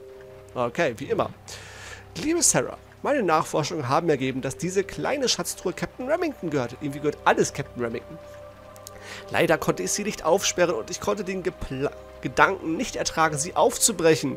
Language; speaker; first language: German; native; German